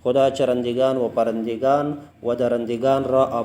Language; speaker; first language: Persian; non-native, fluent; Urdu